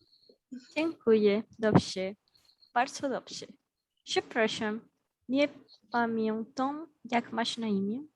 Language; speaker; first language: Polish; non-native, learner; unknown